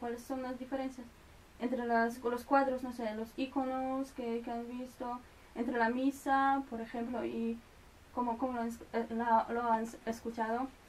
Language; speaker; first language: Spanish; non-native, fluent; Polish